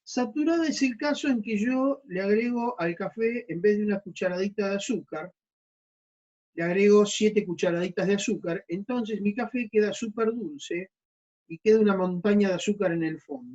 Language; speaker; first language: Spanish; native; Spanish